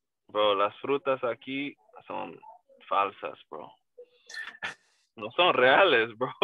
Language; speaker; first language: Spanish; non-native, learner; English